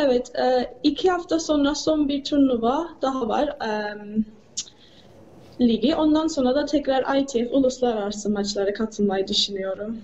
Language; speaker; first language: Turkish; early bilingual, heritage; English